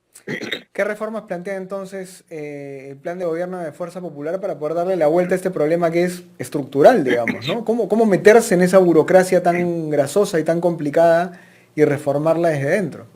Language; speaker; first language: Spanish; native; Spanish